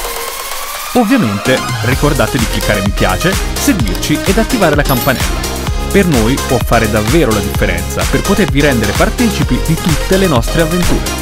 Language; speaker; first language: Italian; native; Italian